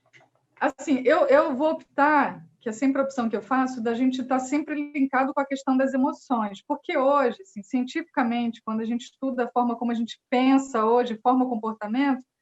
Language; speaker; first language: Portuguese; native; Portuguese